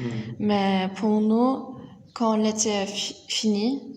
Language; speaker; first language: French; non-native, learner; Turkish